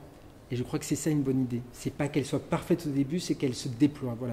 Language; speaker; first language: French; native; French